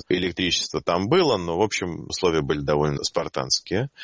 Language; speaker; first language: Russian; native; Russian